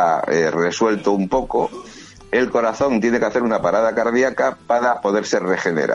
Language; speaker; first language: Spanish; native; Spanish